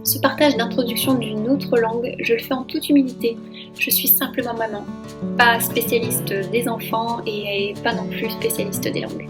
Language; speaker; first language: French; native; French